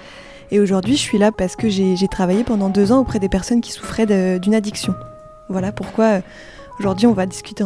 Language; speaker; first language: French; native; French